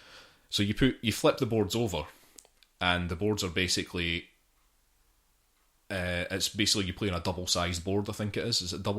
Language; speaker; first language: English; native; English